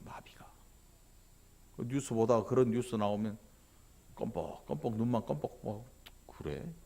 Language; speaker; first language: Korean; native; Korean